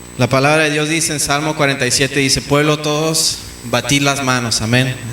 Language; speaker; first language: Spanish; early bilingual, heritage; Spanish